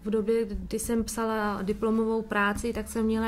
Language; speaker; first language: Czech; early bilingual, other home language; Vietnamese